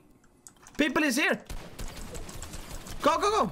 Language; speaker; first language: English; non-native, fluent; Swedish